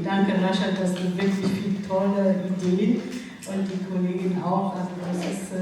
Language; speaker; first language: German; non-native, fluent; Kurdish